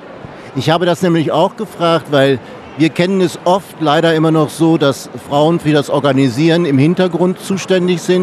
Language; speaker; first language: German; native; German